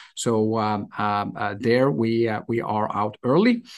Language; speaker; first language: English; non-native, fluent; Norwegian